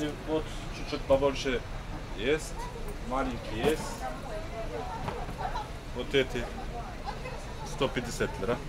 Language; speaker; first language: Russian; non-native, learner; Turkish